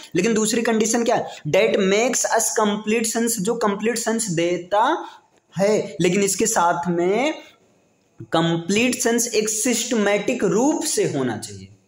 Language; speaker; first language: Hindi; native; Hindi